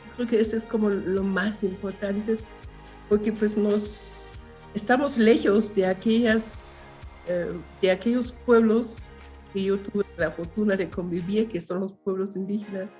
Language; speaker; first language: Spanish; non-native, fluent; German